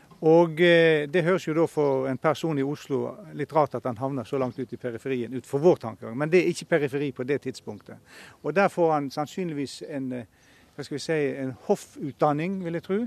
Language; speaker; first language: Norwegian; native; Norwegian